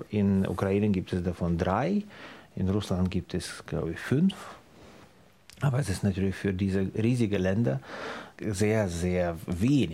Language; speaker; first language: German; non-native, fluent; Ukrainian